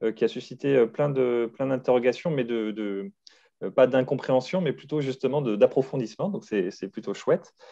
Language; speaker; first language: French; native; French